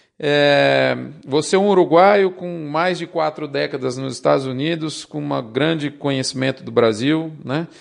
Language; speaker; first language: Portuguese; native; Portuguese